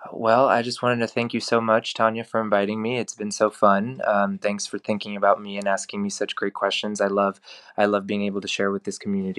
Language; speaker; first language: English; early bilingual, other home language; Spanish